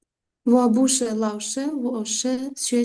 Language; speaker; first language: Chinese; non-native, learner; Uzbek